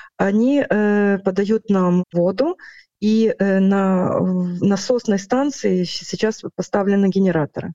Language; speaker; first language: Russian; non-native, local second language; Ukrainian